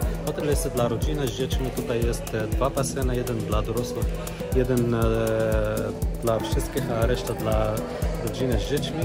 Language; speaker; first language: Polish; non-native, learner; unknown